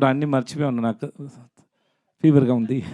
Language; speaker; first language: Telugu; non-native, learner; Tamil